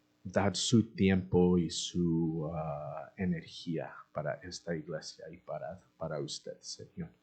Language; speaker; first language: Spanish; early bilingual, heritage; Spanish